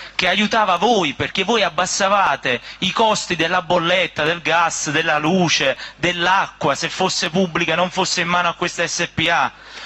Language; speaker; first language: Italian; native; Italian